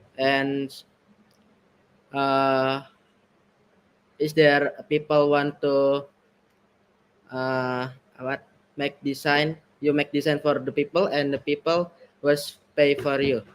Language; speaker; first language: English; non-native, learner; Indonesian